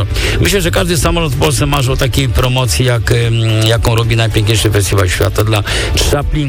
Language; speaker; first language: Polish; native; Polish